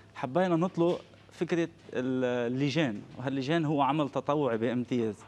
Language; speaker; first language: Arabic; native; Arabic